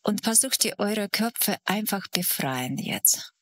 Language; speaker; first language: German; non-native, fluent; Russian